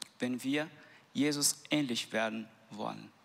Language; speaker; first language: German; non-native, learner; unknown